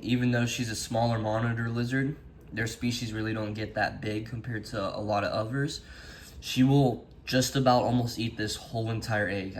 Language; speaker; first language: English; native; English